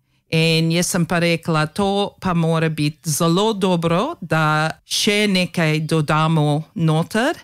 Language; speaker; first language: Slovenian; early bilingual, heritage; Slovenian